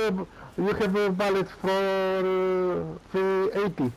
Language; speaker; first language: English; non-native, learner; Romanian